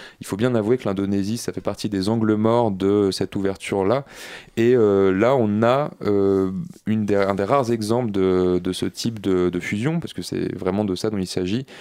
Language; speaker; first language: French; native; French